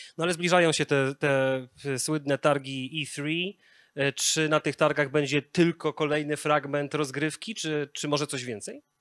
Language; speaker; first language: Polish; native; Polish